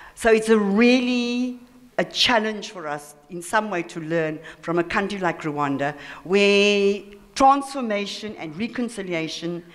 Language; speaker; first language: English; early bilingual, other home language; Afrikaans